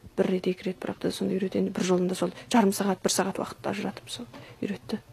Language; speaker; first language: Kazakh; native; Kazakh